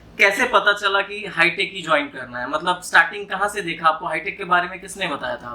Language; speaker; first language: Hindi; native; Hindi